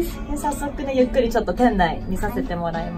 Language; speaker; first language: Japanese; native; Japanese